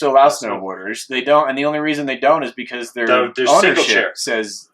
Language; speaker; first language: English; native; English